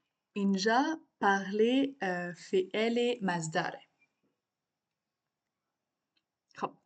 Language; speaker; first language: Persian; non-native, learner; French